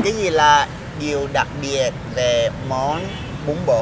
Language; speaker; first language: Vietnamese; non-native, fluent; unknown